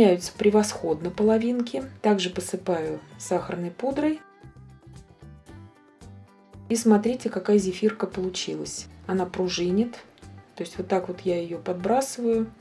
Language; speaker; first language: Russian; native; Russian